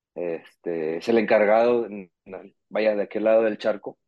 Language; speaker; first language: Spanish; native; Spanish